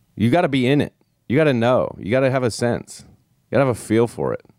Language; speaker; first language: English; native; English